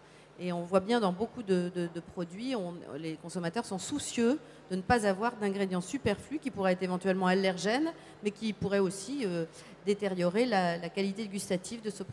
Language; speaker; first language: French; native; French